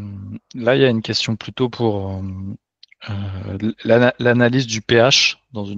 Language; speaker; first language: French; native; French